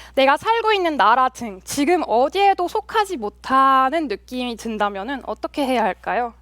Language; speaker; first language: Korean; early bilingual, heritage; Korean